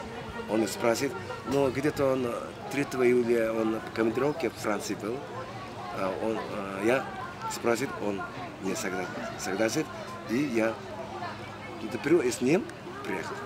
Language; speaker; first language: Russian; non-native, learner; Mongolian